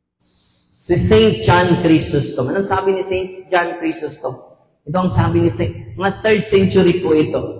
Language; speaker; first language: Filipino; non-native, local second language; Cebuano